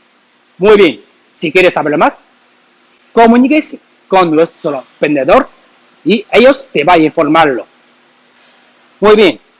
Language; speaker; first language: Spanish; non-native, learner; Chinese